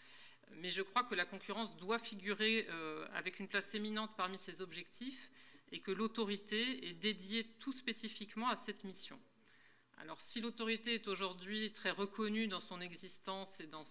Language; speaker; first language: French; native; French